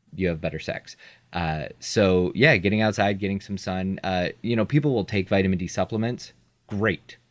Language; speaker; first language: English; native; English